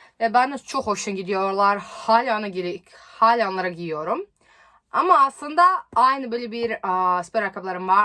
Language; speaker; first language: Turkish; non-native, learner; Serbian